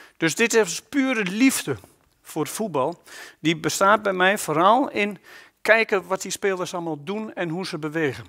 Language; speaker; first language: Dutch; native; Dutch